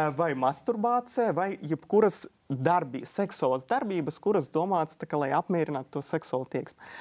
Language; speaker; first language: Latvian; non-native, local second language; Russian